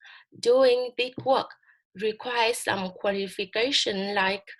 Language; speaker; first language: English; non-native, learner; Vietnamese